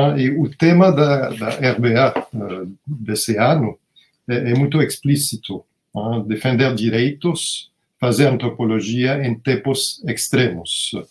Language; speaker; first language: Portuguese; non-native, fluent; French